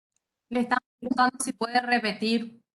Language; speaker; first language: Spanish; native; Spanish